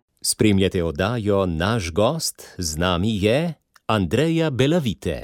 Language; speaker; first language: Slovenian; native; Slovenian